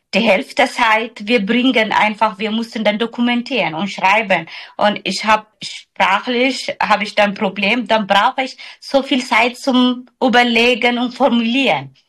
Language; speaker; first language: German; non-native, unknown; Somali